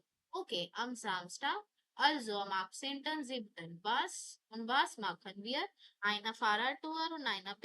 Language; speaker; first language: German; non-native, fluent; Hindi